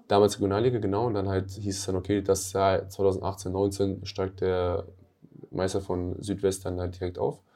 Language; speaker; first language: German; early bilingual, other home language; Albanian